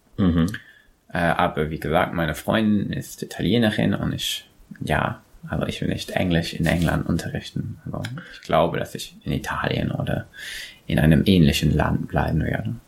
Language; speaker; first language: German; non-native, fluent; English